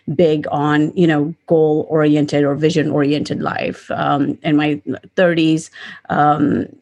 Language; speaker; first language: English; non-native, local second language; Gujarati